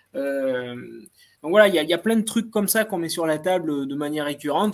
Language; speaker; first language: French; native; French